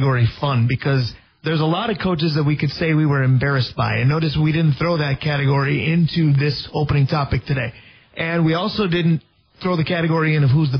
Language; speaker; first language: English; native; English